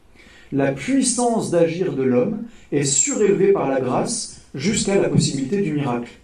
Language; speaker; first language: French; native; French